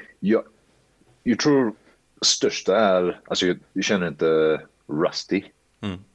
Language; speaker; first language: Swedish; early bilingual, heritage; Swedish